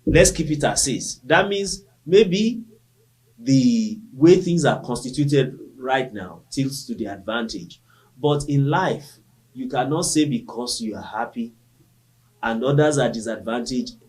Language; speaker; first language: English; non-native, local second language; Yoruba